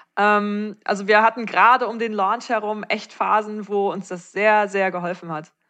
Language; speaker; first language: German; native; German